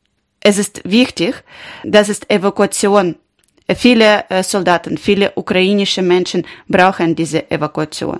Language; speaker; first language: German; non-native, learner; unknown